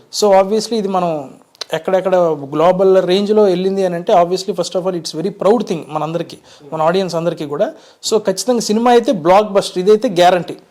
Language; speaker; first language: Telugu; native; Telugu